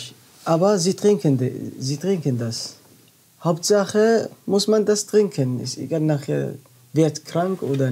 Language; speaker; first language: German; non-native, learner; Arabic